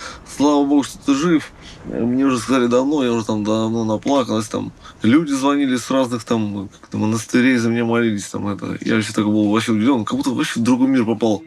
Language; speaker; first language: Russian; native; Russian